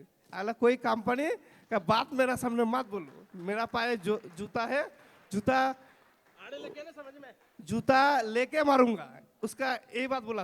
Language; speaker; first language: Hindi; non-native, local second language; Bangla